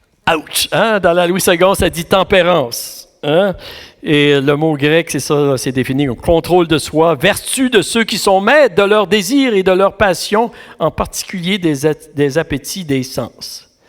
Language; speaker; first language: French; native; French